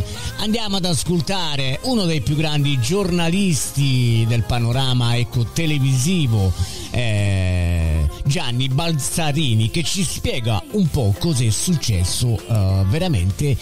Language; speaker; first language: Italian; native; Italian